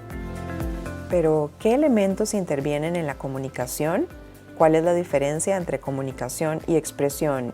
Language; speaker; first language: Spanish; native; Spanish